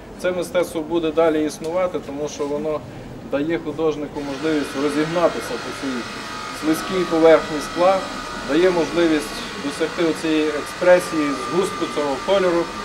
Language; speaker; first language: Ukrainian; native; Ukrainian